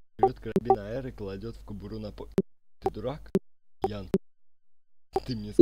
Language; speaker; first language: Russian; native; Russian